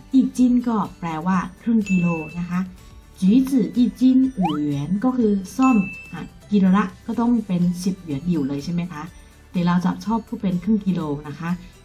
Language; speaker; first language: Thai; non-native, fluent; Chinese